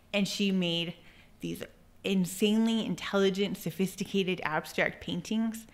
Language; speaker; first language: English; native; English